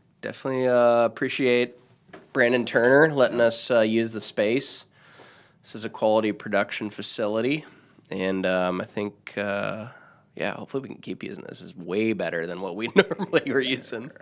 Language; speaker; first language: English; native; English